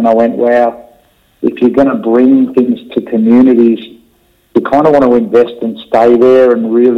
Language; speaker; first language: English; native; English